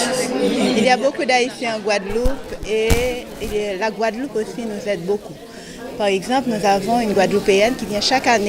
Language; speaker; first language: French; non-native, local second language; Haitian Creole